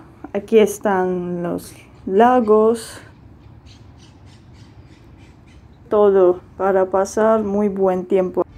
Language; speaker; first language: Spanish; non-native, fluent; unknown